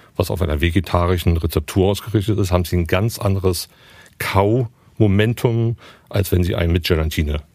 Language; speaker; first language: German; native; German